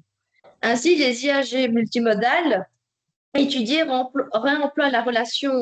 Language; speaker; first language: French; native; French